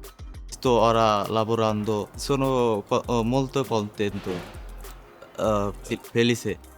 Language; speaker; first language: Italian; non-native, learner; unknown